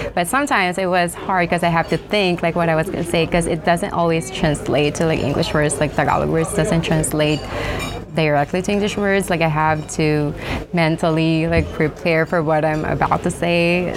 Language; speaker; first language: English; non-native, local second language; Filipino